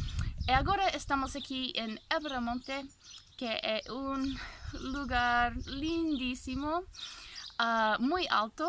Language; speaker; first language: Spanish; non-native, fluent; English